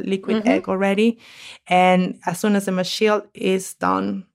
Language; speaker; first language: English; non-native, fluent; Spanish